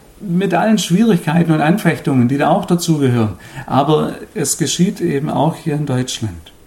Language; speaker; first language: German; native; German